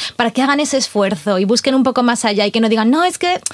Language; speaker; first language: Spanish; native; Spanish